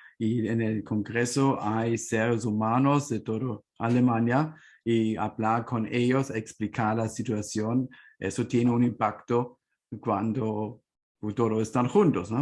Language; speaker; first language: Spanish; non-native, fluent; German